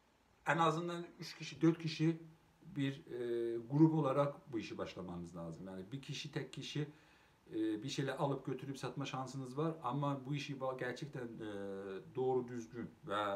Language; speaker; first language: Turkish; non-native, local second language; Azerbaijani